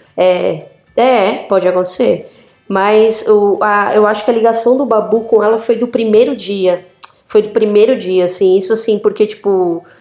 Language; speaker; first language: Portuguese; native; Portuguese